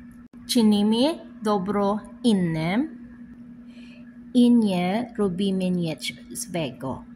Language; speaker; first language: Polish; non-native, learner; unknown